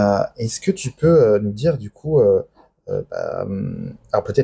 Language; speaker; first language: French; native; French